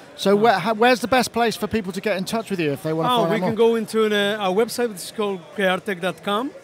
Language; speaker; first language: English; non-native, fluent; Spanish